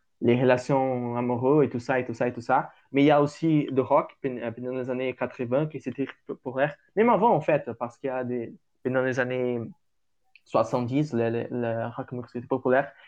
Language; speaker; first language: French; non-native, learner; Portuguese